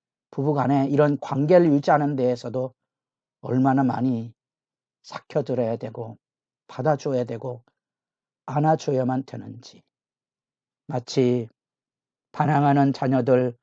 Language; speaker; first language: Korean; native; Korean